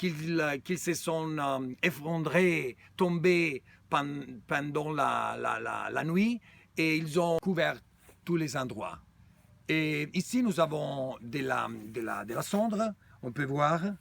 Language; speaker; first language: French; non-native, fluent; Italian